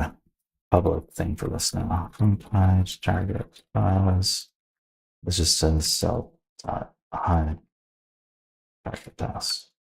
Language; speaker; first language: English; native; English